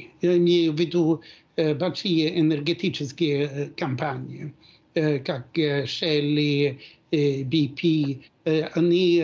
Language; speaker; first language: Russian; non-native, fluent; Swedish